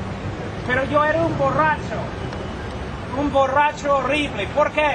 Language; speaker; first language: Spanish; non-native, fluent; English